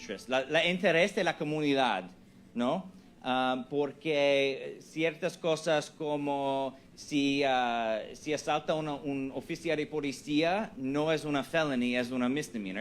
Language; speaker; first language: Spanish; non-native, fluent; English